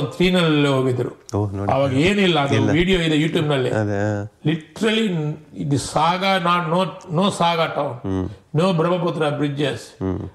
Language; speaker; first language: Kannada; non-native, fluent; Chinese